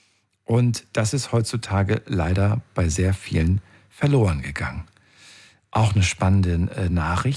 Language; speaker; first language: German; native; German